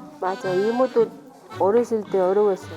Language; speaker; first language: Korean; non-native, learner; Mongolian